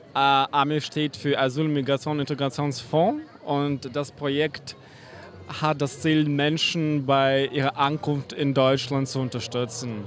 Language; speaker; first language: German; non-native, fluent; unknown